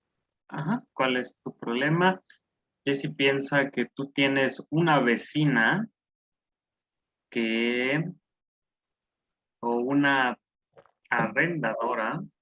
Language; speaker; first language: Spanish; non-native, fluent; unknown